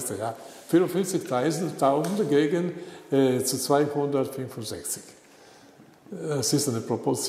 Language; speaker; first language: German; non-native, learner; Italian